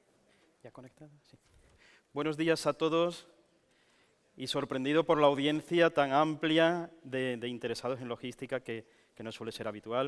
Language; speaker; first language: Spanish; native; Spanish